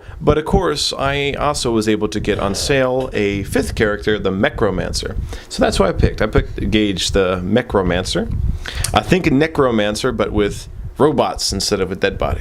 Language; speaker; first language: English; native; English